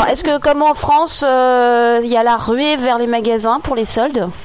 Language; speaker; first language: French; native; French